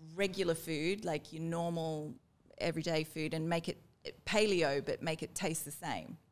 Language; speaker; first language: English; native; English